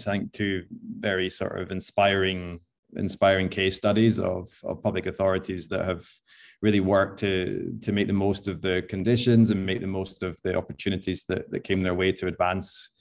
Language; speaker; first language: English; native; English